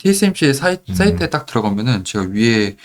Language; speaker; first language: Korean; native; Korean